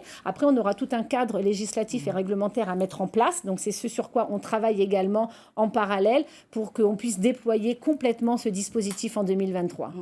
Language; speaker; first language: French; native; French